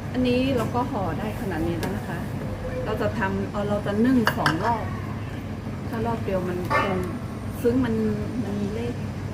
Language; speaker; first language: Thai; non-native, local second language; Shan